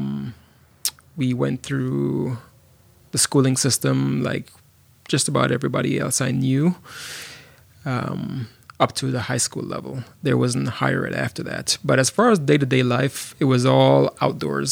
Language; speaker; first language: English; non-native, local second language; Jamaican Creole English